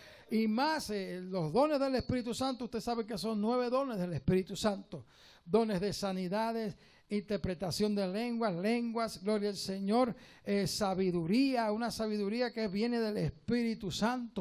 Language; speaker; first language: Spanish; native; Spanish